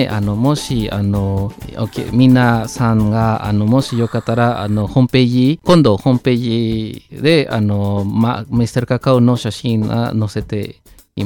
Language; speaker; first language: Japanese; non-native, learner; Spanish